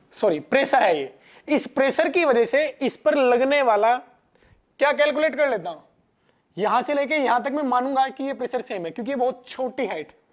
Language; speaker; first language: Hindi; non-native, local second language; Gujarati